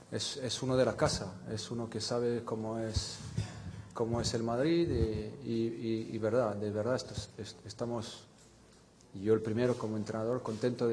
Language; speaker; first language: Spanish; non-native, fluent; French